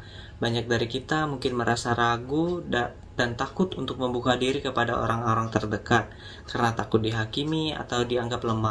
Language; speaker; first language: Indonesian; native; Indonesian